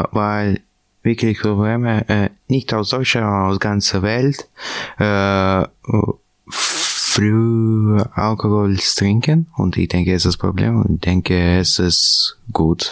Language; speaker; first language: German; non-native, learner; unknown